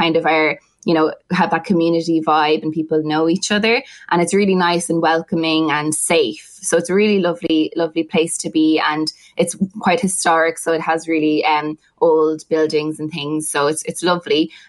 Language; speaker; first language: English; native; English